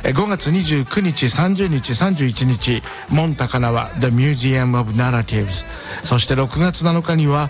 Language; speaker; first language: Japanese; native; Japanese